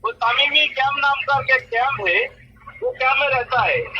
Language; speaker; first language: Hindi; non-native, learner; Bangla